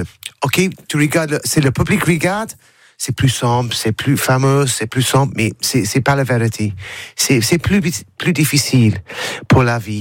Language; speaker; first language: French; non-native, learner; English